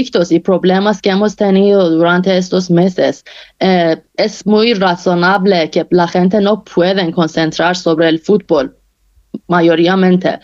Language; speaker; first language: Spanish; non-native, fluent; Persian